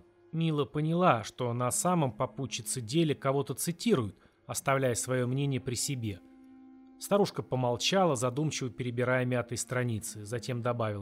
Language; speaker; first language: Russian; native; Russian